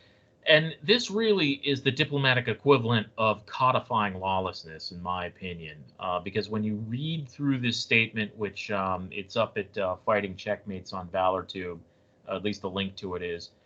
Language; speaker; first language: English; native; English